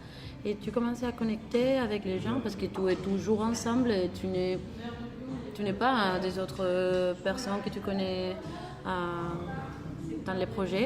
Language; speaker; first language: French; non-native, learner; Spanish